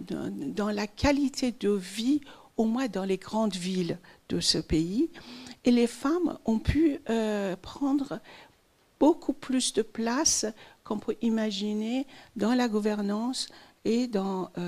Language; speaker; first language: French; non-native, fluent; Persian